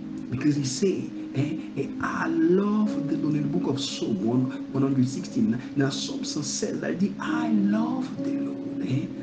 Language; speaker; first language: English; non-native, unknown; Haitian Creole